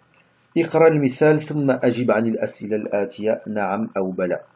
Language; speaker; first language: Arabic; non-native, fluent; French